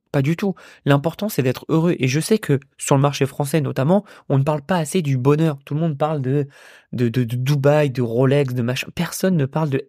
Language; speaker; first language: French; native; French